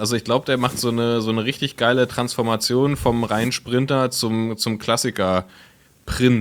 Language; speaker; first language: German; native; German